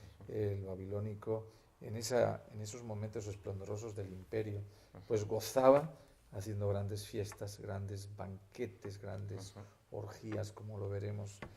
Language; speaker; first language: Spanish; native; Spanish